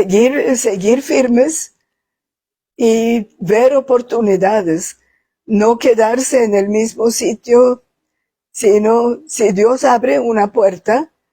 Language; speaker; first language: Spanish; non-native, fluent; Swedish